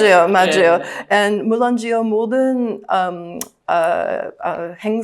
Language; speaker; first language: Korean; non-native, learner; English